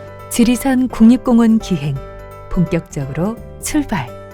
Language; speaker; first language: Korean; native; Korean